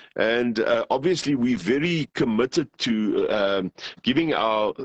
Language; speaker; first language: English; non-native, local second language; Afrikaans